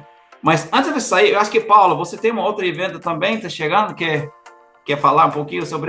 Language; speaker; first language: Portuguese; non-native, learner; English